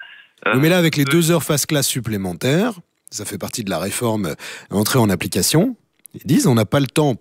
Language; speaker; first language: French; native; French